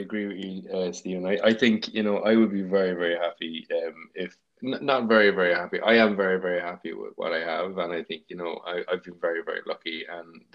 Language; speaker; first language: English; native; English